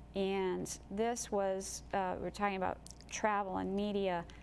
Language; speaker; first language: English; native; English